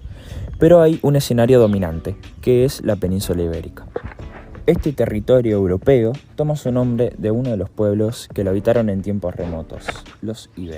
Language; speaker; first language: Spanish; native; Spanish